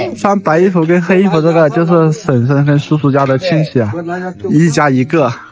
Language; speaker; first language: Chinese; native; Chinese